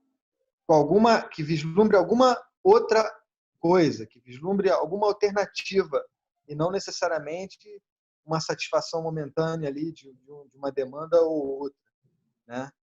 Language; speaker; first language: Portuguese; native; Portuguese